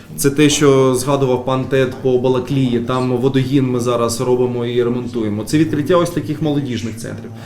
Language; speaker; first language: Ukrainian; native; Ukrainian